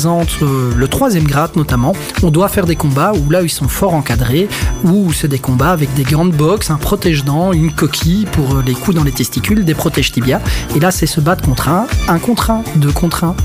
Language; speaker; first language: French; native; French